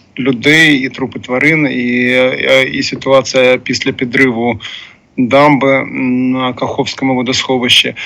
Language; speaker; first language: Ukrainian; non-native, local second language; Russian